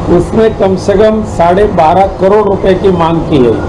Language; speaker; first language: Hindi; non-native, local second language; Marathi